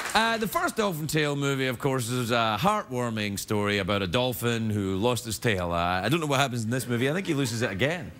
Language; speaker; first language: English; native; English